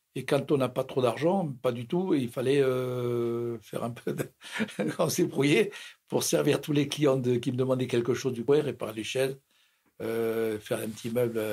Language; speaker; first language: French; native; French